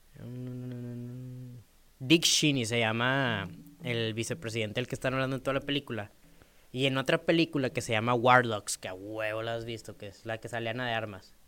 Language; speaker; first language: Spanish; native; Spanish